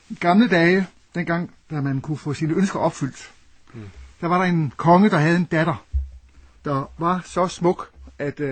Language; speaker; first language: Danish; native; Danish